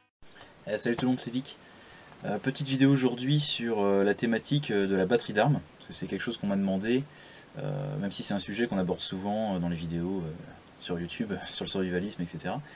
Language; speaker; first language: French; native; French